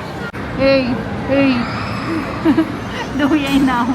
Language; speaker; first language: Dutch; non-native, learner; Filipino